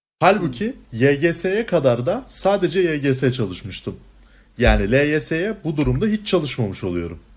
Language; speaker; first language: Turkish; native; Turkish